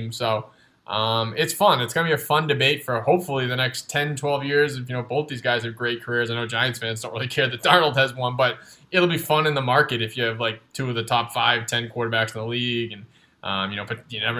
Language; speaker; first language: English; native; English